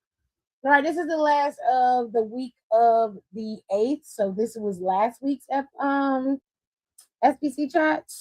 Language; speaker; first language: English; native; English